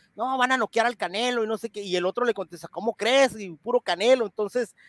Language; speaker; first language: Spanish; native; Spanish